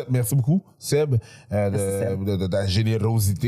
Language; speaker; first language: French; native; French